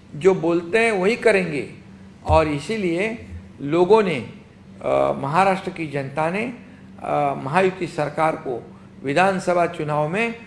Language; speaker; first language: Hindi; non-native, local second language; Marathi